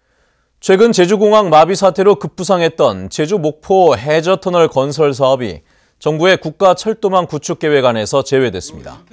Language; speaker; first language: Korean; native; Korean